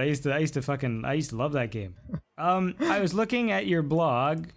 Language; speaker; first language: English; native; English